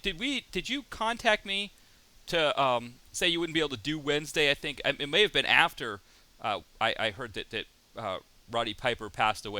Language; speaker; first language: English; native; English